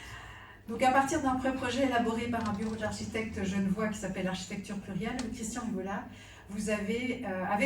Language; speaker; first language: French; native; French